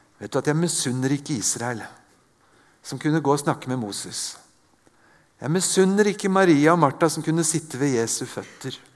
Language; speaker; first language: Norwegian; native; Norwegian